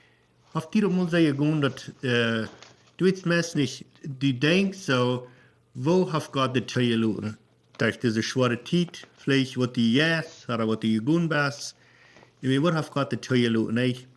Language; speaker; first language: German; non-native, learner; Plautdietsch